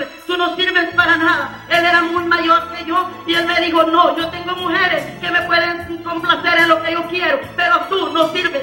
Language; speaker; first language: Spanish; native; Spanish